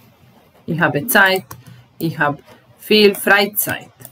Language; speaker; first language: German; non-native, fluent; Serbian